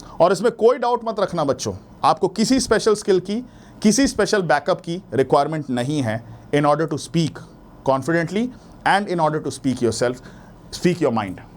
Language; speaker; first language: Hindi; native; Hindi